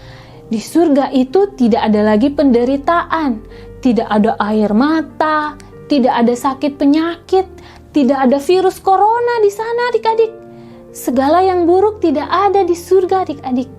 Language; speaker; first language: Indonesian; native; Indonesian